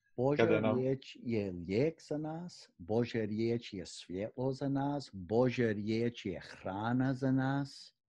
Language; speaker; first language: Croatian; early bilingual, heritage; Croatian